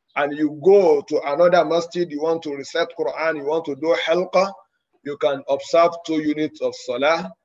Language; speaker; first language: English; non-native, local second language; Yoruba